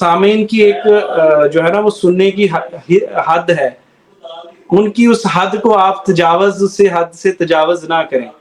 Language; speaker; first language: Urdu; non-native, local second language; Punjabi